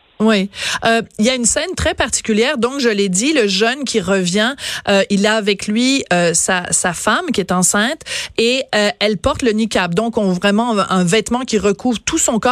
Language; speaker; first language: French; native; French